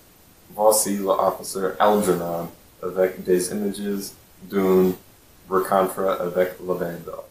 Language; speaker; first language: French; non-native, learner; English